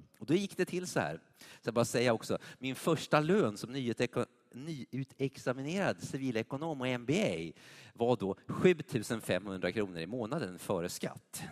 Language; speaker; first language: Swedish; native; Swedish